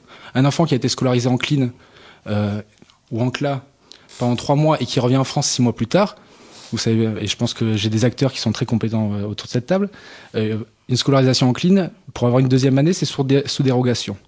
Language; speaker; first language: French; native; French